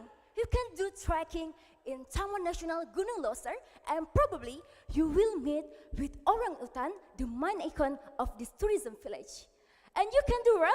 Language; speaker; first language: English; non-native, learner; Indonesian